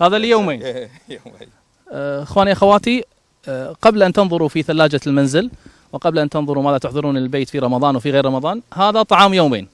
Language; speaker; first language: Arabic; native; Arabic